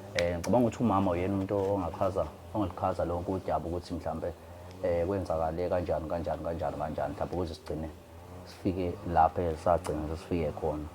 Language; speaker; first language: Zulu; native; Zulu